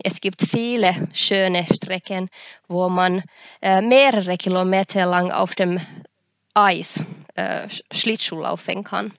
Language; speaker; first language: German; non-native, fluent; Finnish